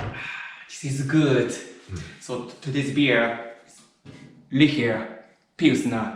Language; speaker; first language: English; non-native, learner; Japanese